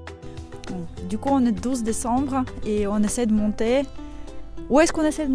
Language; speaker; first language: French; non-native, fluent; Russian